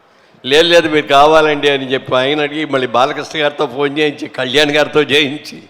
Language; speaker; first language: Telugu; native; Telugu